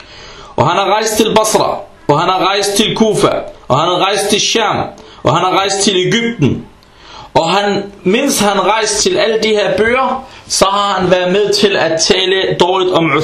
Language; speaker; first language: Danish; early bilingual, other home language; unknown